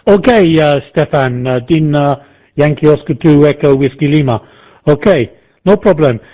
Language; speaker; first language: Romanian; non-native, learner; English